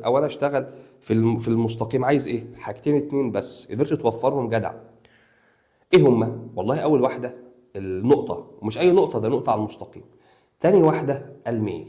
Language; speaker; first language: Arabic; native; Arabic